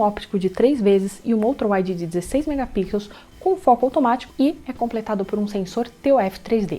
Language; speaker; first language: Portuguese; native; Portuguese